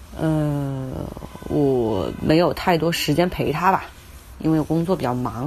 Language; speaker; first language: Chinese; native; Chinese